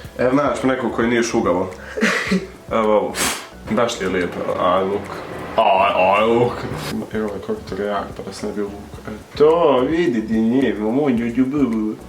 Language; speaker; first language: Bosnian; native; Bosnian